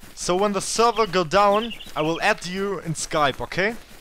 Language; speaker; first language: English; non-native, learner; German